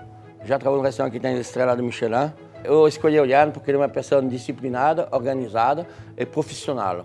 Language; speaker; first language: Portuguese; non-native, fluent; French